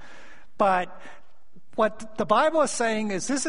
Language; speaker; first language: English; native; English